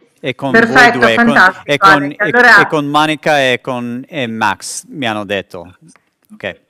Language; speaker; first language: Italian; non-native, learner; English